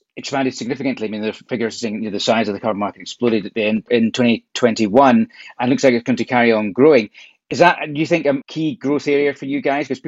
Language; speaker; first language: English; native; English